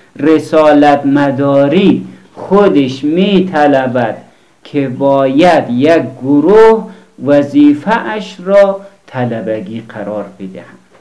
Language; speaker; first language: Persian; native; Persian